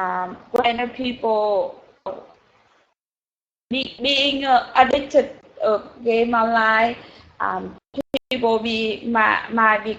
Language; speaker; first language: English; non-native, learner; Vietnamese